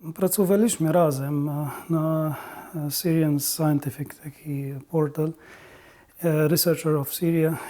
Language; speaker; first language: Polish; non-native, learner; Arabic